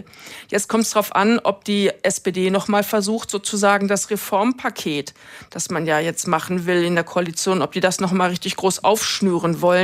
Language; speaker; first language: German; native; German